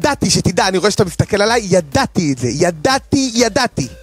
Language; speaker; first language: Hebrew; native; Hebrew